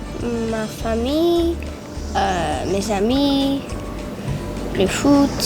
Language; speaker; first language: French; early bilingual, heritage; French